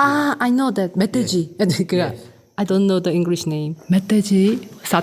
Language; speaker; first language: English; non-native, learner; Korean